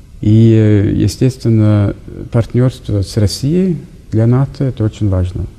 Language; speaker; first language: Russian; non-native, fluent; Norwegian